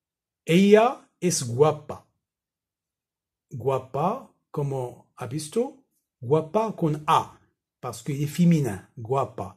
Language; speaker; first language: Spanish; non-native, fluent; Arabic